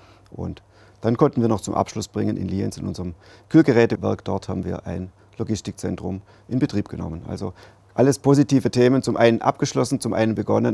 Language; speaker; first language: German; native; German